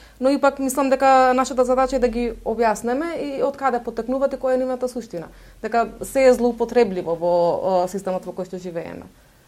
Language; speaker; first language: Macedonian; non-native, local second language; Turkish